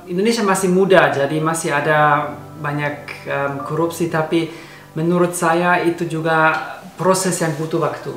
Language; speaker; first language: Indonesian; non-native, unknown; German